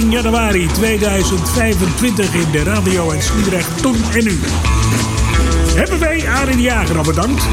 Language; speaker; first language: Dutch; native; Dutch